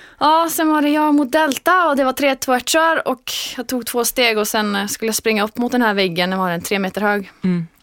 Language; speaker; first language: Swedish; non-native, fluent; Icelandic